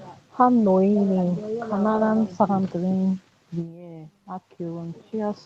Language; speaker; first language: Korean; non-native, learner; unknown